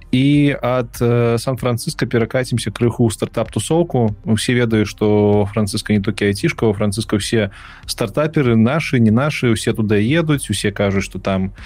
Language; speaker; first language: Belarusian; non-native, local second language; Russian